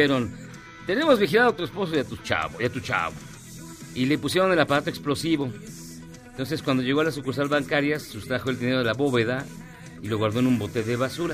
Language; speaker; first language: Spanish; native; Spanish